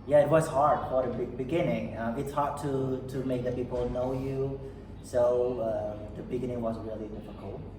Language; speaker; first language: English; non-native, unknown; Khmer